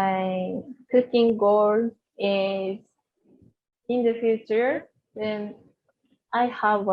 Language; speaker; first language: English; non-native, learner; Japanese